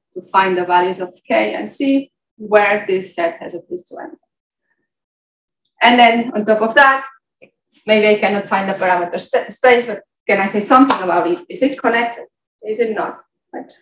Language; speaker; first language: English; non-native, fluent; Catalan